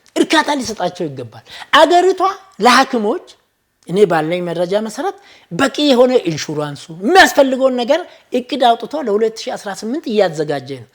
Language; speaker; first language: Amharic; non-native, local second language; Oromo